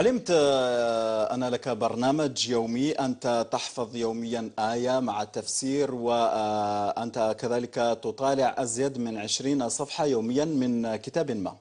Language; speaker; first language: Arabic; native; Arabic